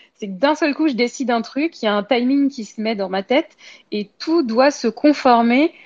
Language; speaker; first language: French; native; French